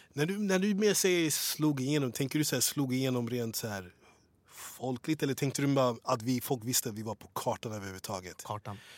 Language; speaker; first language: Swedish; early bilingual, other home language; English